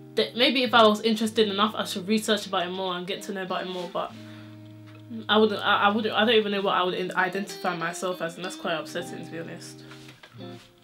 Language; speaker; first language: English; native; English